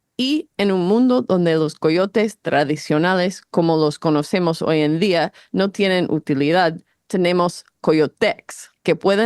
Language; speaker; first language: Spanish; non-native, fluent; English